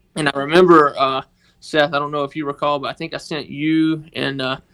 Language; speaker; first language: English; native; English